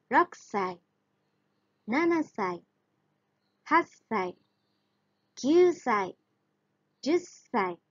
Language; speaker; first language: Japanese; non-native, fluent; Indonesian